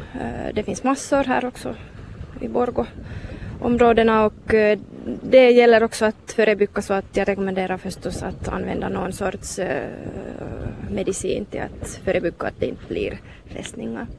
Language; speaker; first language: Swedish; non-native, local second language; Finnish